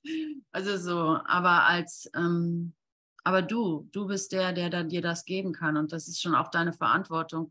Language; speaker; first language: German; native; German